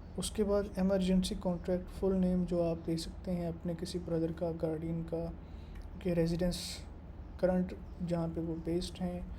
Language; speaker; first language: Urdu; native; Urdu